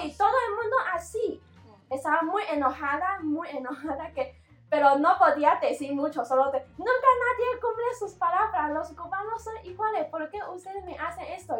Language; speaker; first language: Spanish; non-native, learner; Chinese